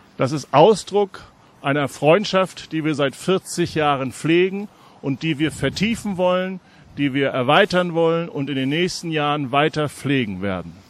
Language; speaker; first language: German; native; German